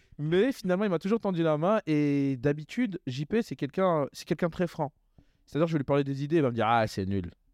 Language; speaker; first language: French; native; French